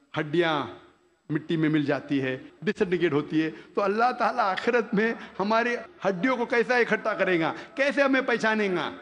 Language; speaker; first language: Hindi; non-native, local second language; Konkani